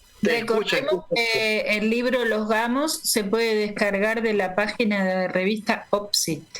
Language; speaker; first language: Spanish; native; Spanish